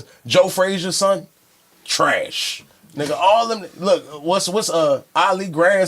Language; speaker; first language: English; native; English